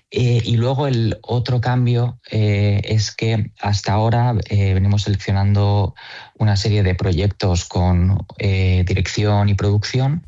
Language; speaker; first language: Spanish; native; Spanish